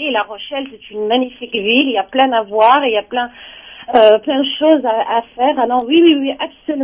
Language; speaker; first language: French; non-native, learner; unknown